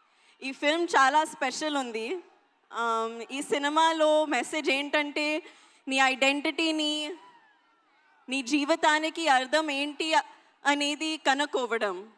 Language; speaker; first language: Telugu; non-native, learner; Hindi